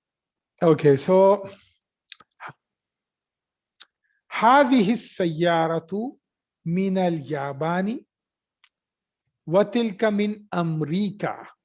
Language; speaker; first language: Arabic; non-native, fluent; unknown